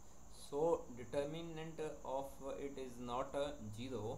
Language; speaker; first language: English; non-native, local second language; Hindi